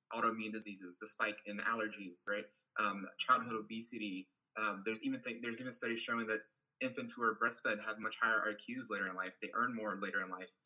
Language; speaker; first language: English; non-native, fluent; Portuguese